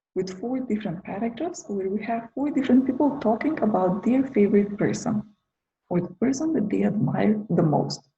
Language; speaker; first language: English; non-native, fluent; Macedonian